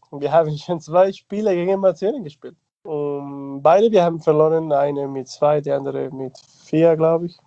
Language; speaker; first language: German; non-native, learner; Spanish